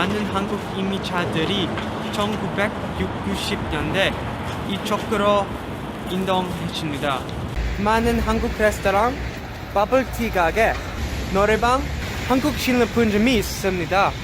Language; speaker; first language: Korean; early bilingual, heritage; English